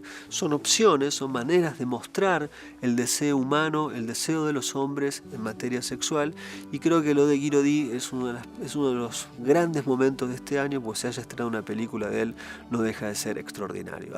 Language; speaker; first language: Spanish; native; Spanish